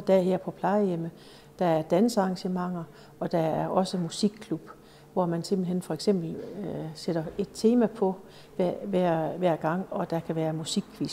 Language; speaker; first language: Danish; native; Danish